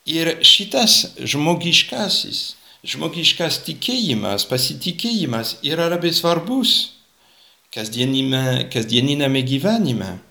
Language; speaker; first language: Lithuanian; non-native, fluent; French